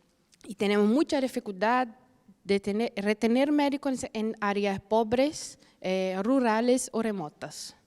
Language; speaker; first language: Spanish; non-native, fluent; Portuguese